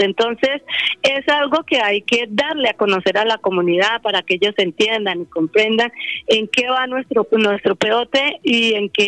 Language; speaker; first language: Spanish; native; Spanish